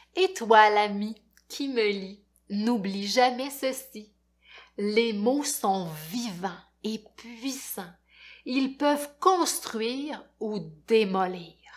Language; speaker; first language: French; native; French